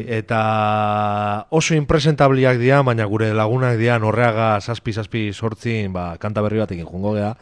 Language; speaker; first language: Basque; native; Basque